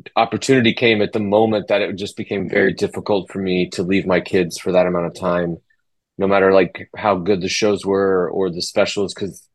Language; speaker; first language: English; native; English